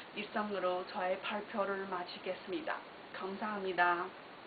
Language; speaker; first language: Korean; non-native, learner; Chinese